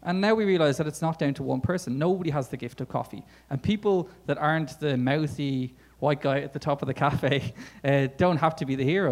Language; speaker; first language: English; native; English